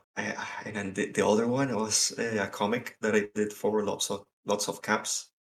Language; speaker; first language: English; non-native, fluent; Spanish